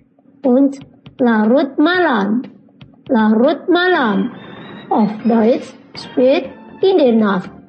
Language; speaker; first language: German; non-native, fluent; Indonesian